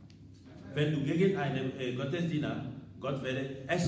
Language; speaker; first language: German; non-native, learner; French